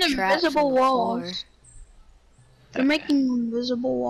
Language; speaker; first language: English; native; English